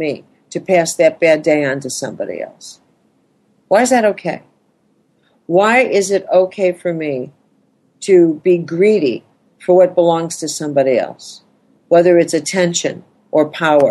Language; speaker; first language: English; native; English